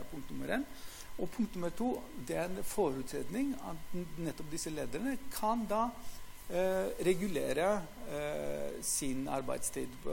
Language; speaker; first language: Norwegian; non-native, fluent; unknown